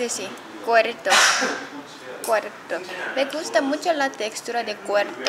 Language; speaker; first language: Spanish; non-native, learner; Korean